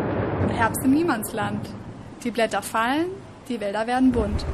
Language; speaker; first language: German; native; German